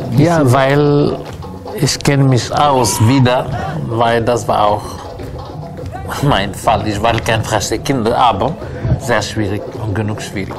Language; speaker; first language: German; non-native, learner; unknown